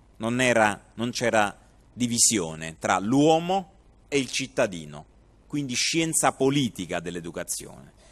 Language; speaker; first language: Italian; native; Italian